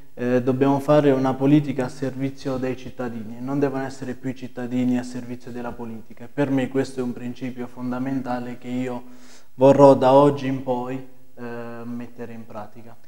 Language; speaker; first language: Italian; native; Italian